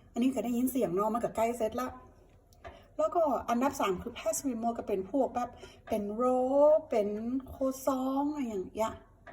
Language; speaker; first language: Thai; native; Thai